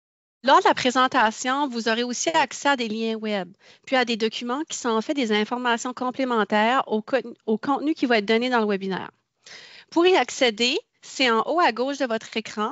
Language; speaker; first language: French; native; French